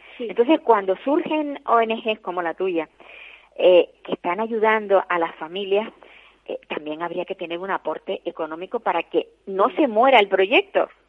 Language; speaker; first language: Spanish; native; Spanish